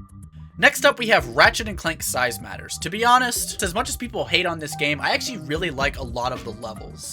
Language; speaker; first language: English; native; English